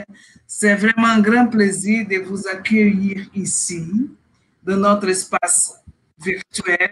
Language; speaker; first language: French; non-native, fluent; Portuguese